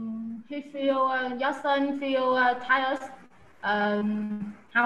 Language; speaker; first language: English; non-native, learner; Vietnamese